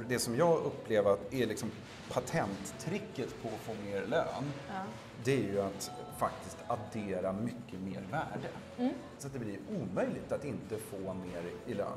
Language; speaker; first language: Swedish; native; Swedish